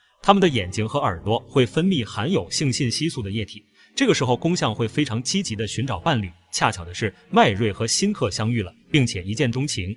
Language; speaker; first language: Chinese; native; Chinese